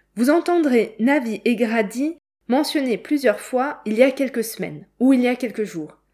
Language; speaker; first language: French; native; French